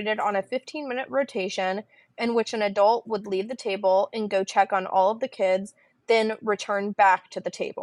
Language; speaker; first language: English; native; English